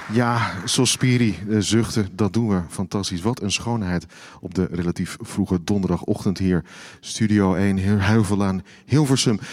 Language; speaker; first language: Dutch; native; Dutch